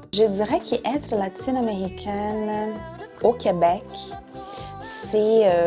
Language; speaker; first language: French; non-native, fluent; Portuguese